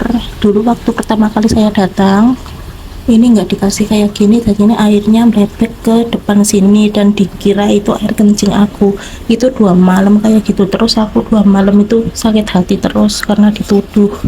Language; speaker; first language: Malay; non-native, local second language; Javanese